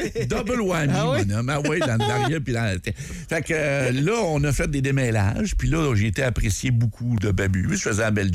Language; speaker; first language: French; native; French